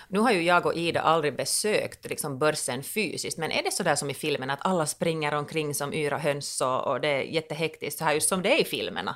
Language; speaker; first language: Swedish; native; Swedish